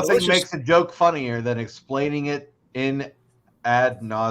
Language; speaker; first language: English; native; English